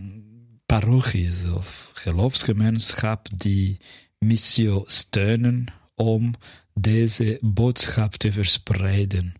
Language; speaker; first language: Dutch; non-native, fluent; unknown